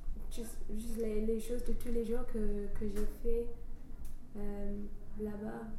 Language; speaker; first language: French; non-native, fluent; English